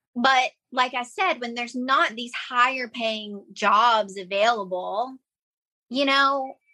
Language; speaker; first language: English; native; English